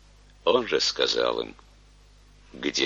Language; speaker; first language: Russian; native; Russian